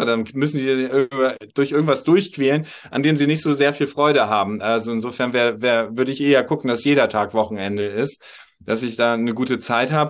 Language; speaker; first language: German; native; German